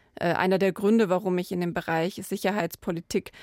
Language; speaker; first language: German; native; German